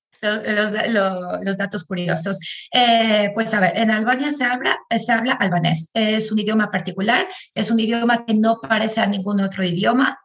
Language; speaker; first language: Spanish; non-native, fluent; Albanian